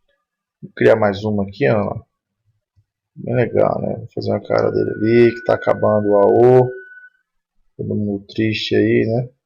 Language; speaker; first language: Portuguese; native; Portuguese